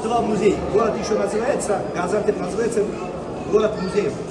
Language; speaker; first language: Russian; non-native, fluent; Turkish